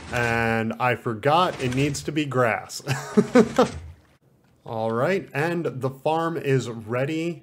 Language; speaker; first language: English; native; English